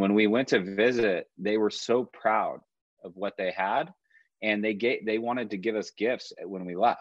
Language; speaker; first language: English; native; English